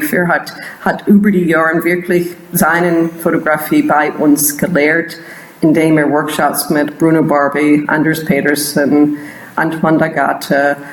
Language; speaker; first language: German; non-native, fluent; English